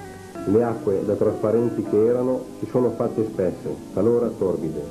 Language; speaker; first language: Italian; native; Italian